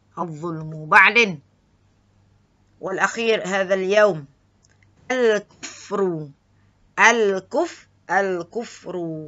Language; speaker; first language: Arabic; non-native, learner; Malay